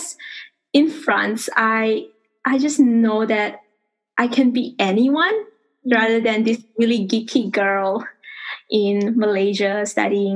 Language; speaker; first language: English; non-native, local second language; Chinese